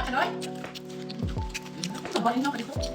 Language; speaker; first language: Filipino; non-native, local second language; Cebuano